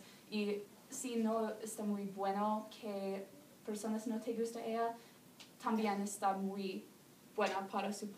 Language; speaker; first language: Spanish; non-native, learner; English